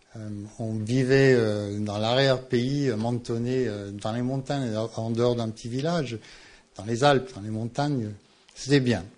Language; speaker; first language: French; non-native, fluent; English